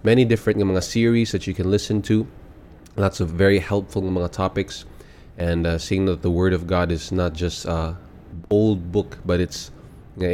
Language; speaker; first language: English; non-native, local second language; Cebuano